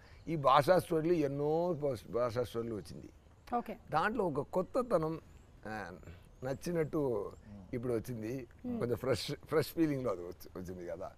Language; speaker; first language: Telugu; non-native, learner; Tamil